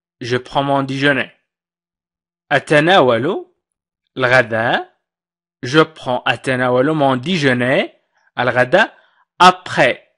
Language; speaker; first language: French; non-native, fluent; Arabic